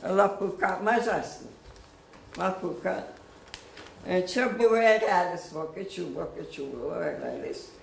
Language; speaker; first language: Lithuanian; early bilingual, other home language; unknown